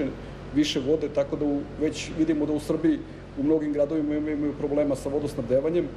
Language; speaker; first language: Serbian; native; Serbian